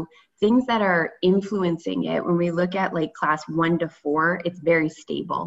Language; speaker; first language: English; native; English